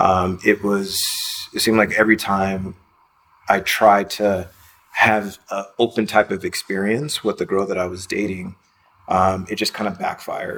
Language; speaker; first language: English; native; English